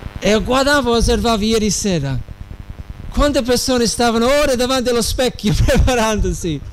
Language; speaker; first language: Italian; non-native, fluent; English